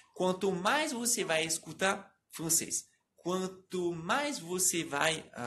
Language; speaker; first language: Portuguese; non-native, fluent; French